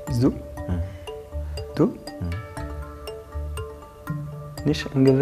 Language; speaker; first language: German; non-native, learner; Danish